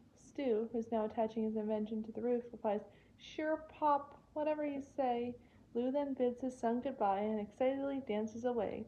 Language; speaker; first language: English; native; English